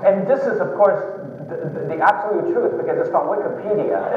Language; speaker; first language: English; early bilingual, other home language; Chinese